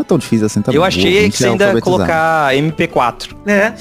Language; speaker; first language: Portuguese; native; Portuguese